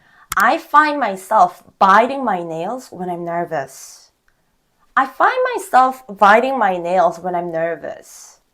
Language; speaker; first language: English; non-native, fluent; Korean